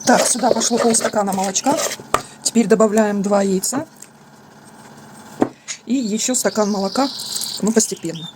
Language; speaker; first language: Russian; native; Russian